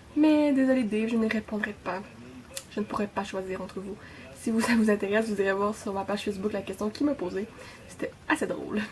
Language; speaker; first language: French; native; French